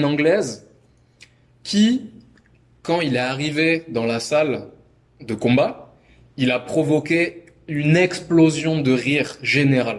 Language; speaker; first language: French; native; French